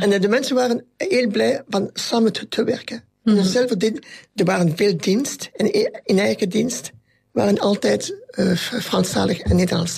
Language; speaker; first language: Dutch; non-native, local second language; French